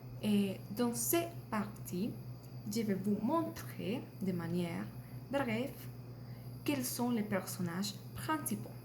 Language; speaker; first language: French; non-native, learner; Spanish